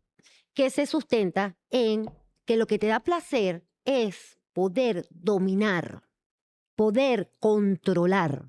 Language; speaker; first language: Spanish; native; Spanish